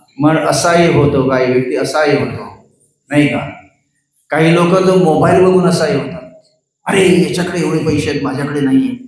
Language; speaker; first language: Marathi; non-native, local second language; Hindi